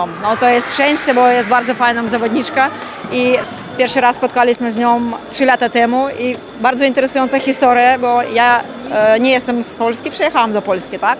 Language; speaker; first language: Polish; non-native, learner; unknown